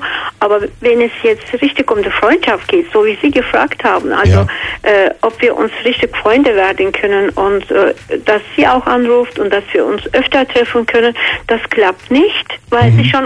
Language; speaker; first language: German; non-native, fluent; Georgian